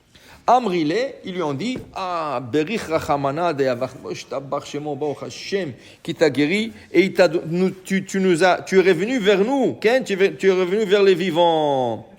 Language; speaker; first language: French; native; French